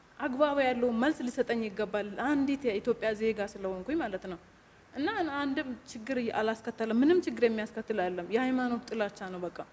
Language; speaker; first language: Amharic; non-native, local second language; Hadiyya